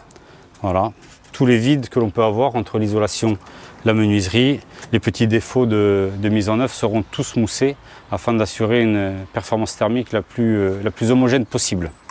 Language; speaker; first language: French; native; French